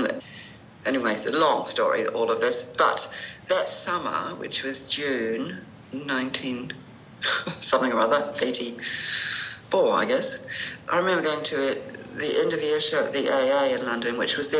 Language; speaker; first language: English; native; English